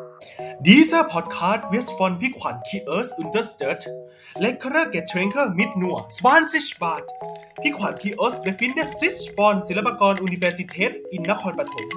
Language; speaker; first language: German; non-native, learner; Thai